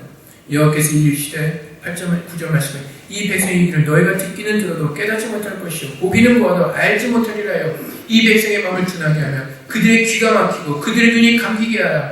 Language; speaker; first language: Korean; native; Korean